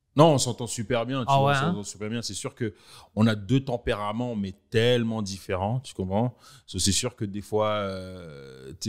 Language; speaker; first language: French; native; French